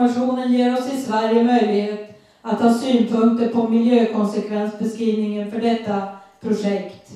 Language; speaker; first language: Swedish; native; Swedish